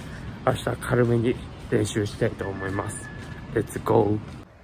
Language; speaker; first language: Japanese; native; Japanese